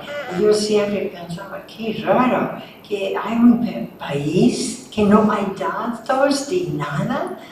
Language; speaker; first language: Spanish; non-native, fluent; English